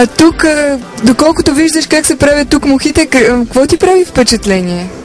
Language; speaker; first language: Bulgarian; native; Bulgarian